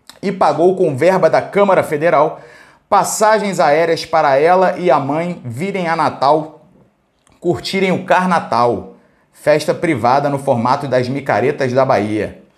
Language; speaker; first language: Portuguese; native; Portuguese